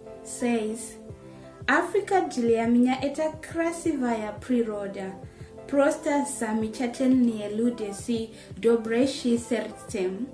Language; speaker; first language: Russian; non-native, learner; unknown